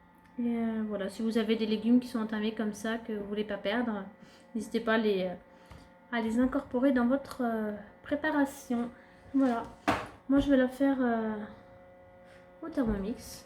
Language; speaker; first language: French; native; French